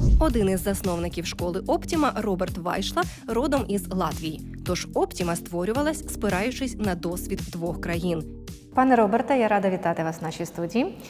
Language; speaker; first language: Ukrainian; native; Ukrainian